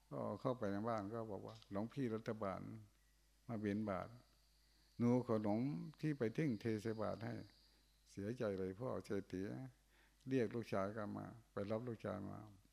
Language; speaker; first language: Thai; non-native, local second language; Northeastern Thai